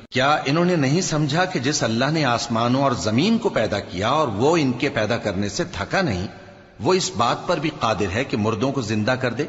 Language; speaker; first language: Urdu; native; Urdu